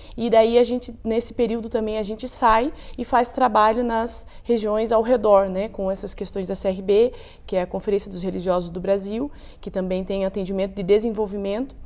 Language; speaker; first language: Portuguese; native; Portuguese